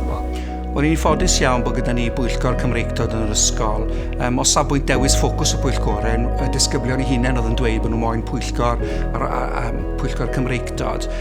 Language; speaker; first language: Welsh; native; Welsh